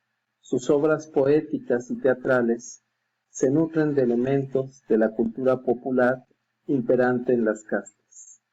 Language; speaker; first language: Spanish; native; Spanish